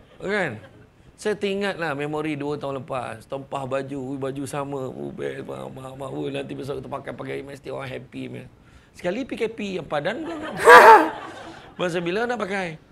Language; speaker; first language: Malay; native; Malay